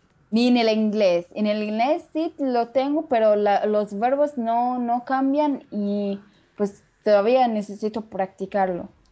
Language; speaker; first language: Spanish; non-native, learner; Arabic